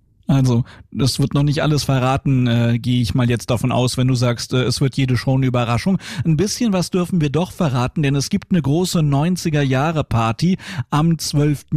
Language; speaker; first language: German; native; German